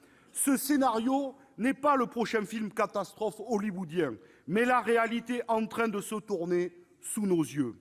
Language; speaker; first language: French; native; French